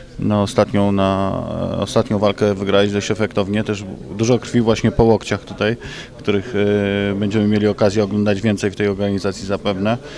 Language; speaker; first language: Polish; native; Polish